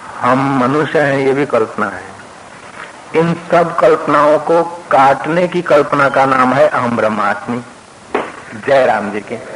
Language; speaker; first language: Hindi; non-native, local second language; Sindhi